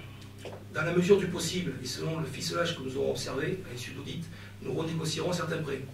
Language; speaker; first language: French; native; French